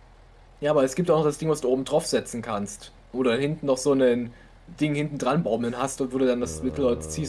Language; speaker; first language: German; native; German